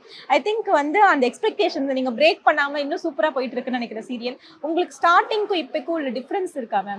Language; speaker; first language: Tamil; native; Tamil